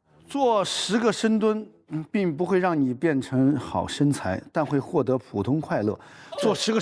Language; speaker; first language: Chinese; native; Chinese